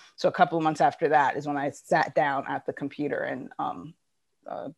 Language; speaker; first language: English; early bilingual, other home language; Ganda